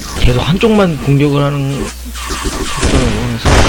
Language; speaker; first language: Korean; native; Korean